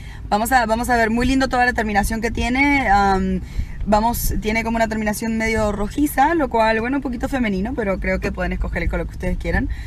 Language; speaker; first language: Spanish; early bilingual, heritage; Spanish